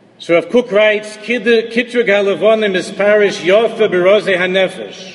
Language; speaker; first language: English; native; English